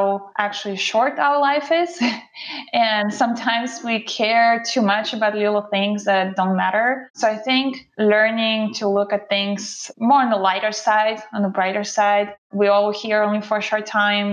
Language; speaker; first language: English; non-native, fluent; Russian